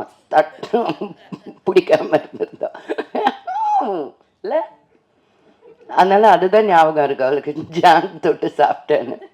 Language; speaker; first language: Tamil; non-native, local second language; Telugu